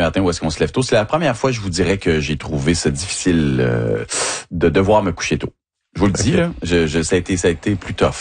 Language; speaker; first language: French; native; French